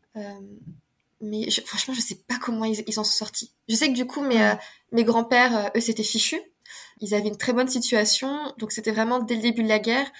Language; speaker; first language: French; early bilingual, other home language; Khmer